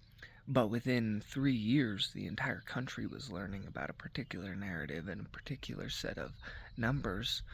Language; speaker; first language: English; native; English